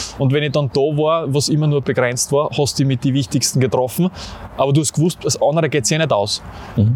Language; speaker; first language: German; native; German